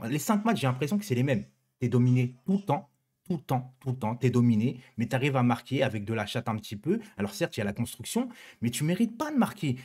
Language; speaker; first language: French; native; French